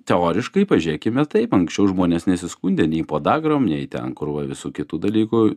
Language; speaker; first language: Lithuanian; native; Lithuanian